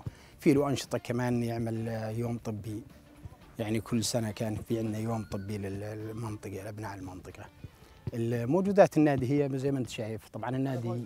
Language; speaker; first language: Arabic; native; Arabic